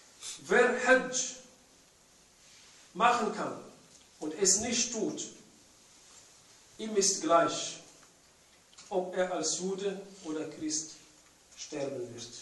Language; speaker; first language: German; non-native, fluent; Arabic